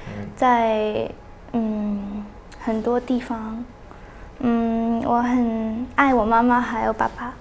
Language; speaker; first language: Chinese; early bilingual, heritage; Chinese